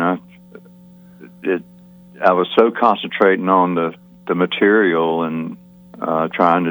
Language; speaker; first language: English; native; English